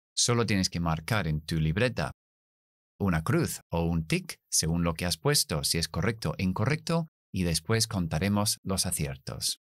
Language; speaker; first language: Spanish; non-native, fluent; English